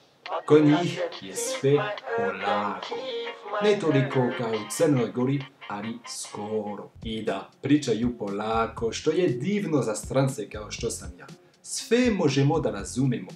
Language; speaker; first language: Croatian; non-native, fluent; French